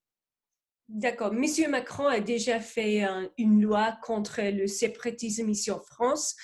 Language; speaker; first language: French; non-native, fluent; English